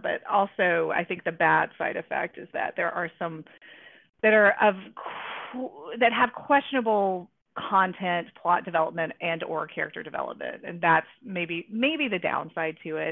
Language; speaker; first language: English; native; English